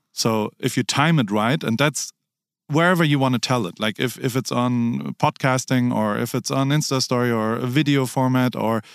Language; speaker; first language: English; non-native, fluent; German